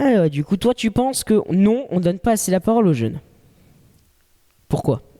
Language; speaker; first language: French; native; French